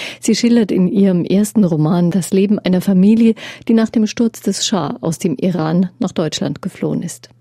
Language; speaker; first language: German; native; German